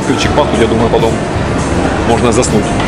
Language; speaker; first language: Russian; native; Russian